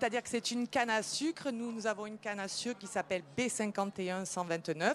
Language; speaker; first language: French; native; French